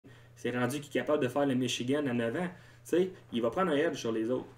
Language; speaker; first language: French; native; French